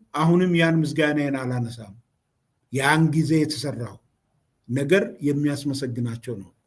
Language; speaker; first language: Amharic; non-native, local second language; Oromo